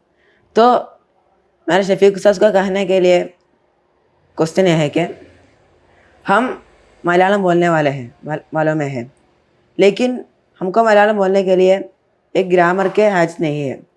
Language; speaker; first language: Hindi; non-native, learner; Malayalam